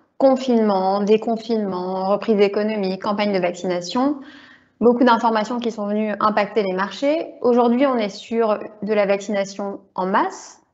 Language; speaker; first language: French; native; French